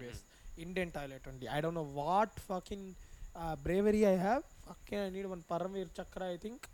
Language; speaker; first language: English; non-native, local second language; Tamil